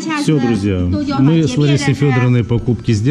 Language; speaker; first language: Russian; native; Russian